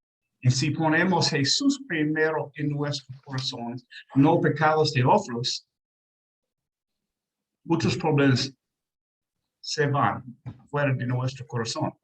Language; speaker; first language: Spanish; non-native, learner; English